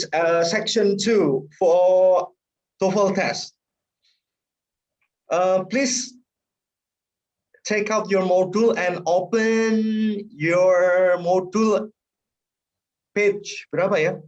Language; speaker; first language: English; non-native, fluent; Indonesian